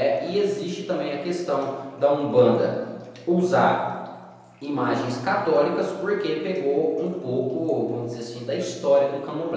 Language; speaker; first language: Portuguese; native; Portuguese